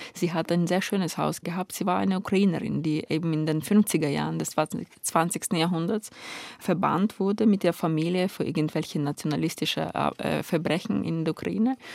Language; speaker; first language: German; non-native, fluent; Ukrainian